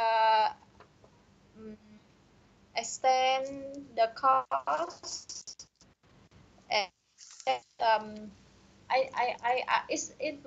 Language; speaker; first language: English; non-native, learner; Vietnamese